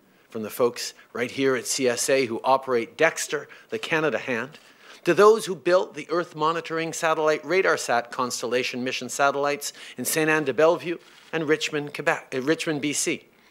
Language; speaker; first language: English; early bilingual, other home language; French